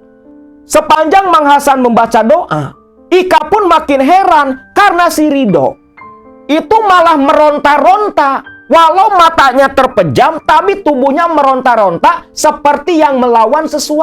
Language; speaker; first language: Indonesian; non-native, local second language; Sundanese